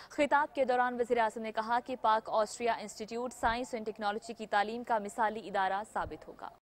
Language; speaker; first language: Urdu; native; Urdu